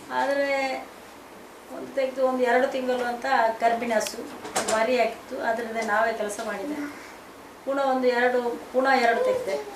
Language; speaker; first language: Kannada; non-native, local second language; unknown